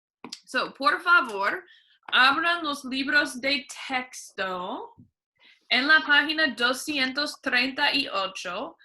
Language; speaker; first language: Spanish; non-native, fluent; English